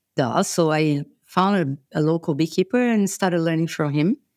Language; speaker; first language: English; non-native, fluent; Portuguese